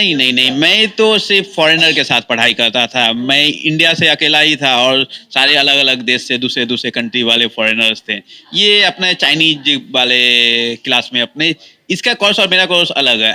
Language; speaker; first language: Hindi; native; Hindi